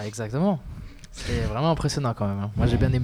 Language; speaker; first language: French; native; French